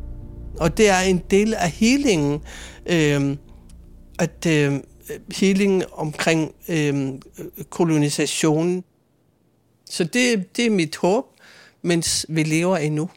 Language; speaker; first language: Swedish; non-native, fluent; Kalaallisut